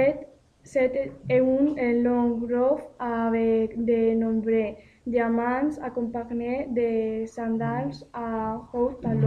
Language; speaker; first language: French; non-native, learner; Spanish